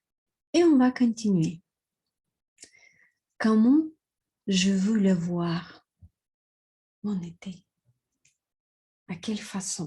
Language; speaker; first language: French; non-native, fluent; Russian